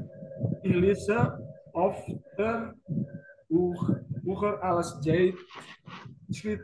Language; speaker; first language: German; non-native, learner; Indonesian